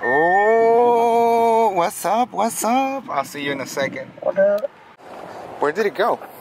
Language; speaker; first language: English; early bilingual, other home language; Spanish